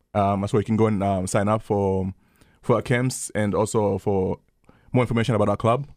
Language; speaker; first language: English; early bilingual, other home language; Swahili